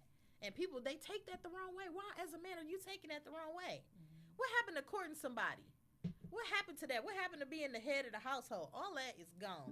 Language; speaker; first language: English; native; English